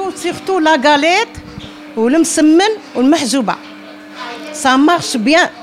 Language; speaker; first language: French; non-native, local second language; Arabic